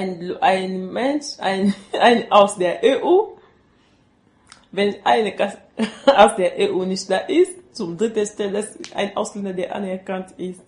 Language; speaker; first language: German; non-native, learner; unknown